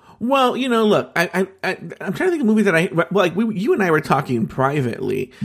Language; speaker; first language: English; native; English